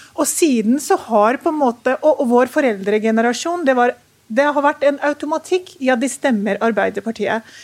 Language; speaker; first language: Norwegian; early bilingual, other home language; Urdu